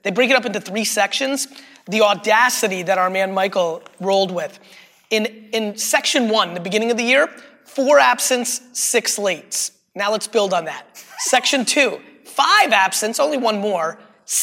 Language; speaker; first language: English; early bilingual, other home language; Russian